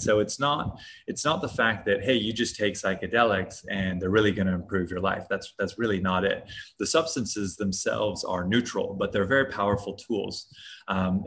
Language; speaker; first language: English; native; English